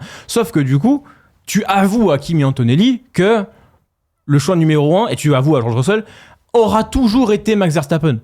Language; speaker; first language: French; native; French